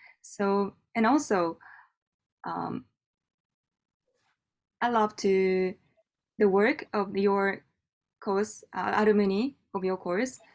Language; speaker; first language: English; non-native, learner; Japanese